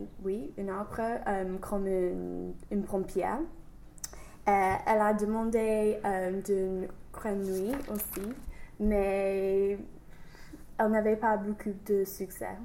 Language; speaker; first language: French; non-native, learner; English